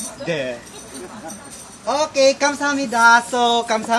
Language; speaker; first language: Korean; non-native, learner; Filipino